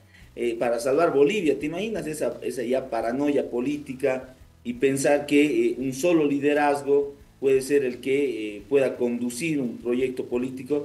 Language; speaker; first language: Spanish; native; Spanish